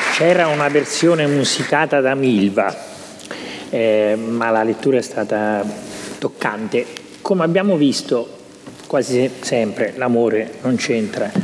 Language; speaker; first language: Italian; native; Italian